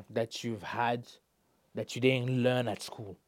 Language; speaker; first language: English; non-native, fluent; French